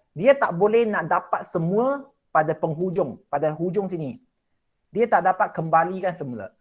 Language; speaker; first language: Malay; non-native, local second language; Chinese